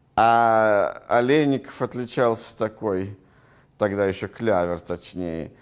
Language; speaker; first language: Russian; native; Russian